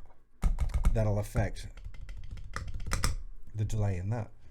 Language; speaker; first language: English; native; English